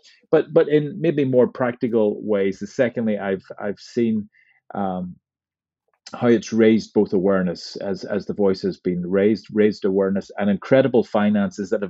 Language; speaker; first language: English; native; English